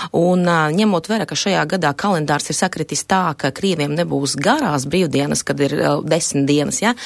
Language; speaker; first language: Latvian; non-native, local second language; Russian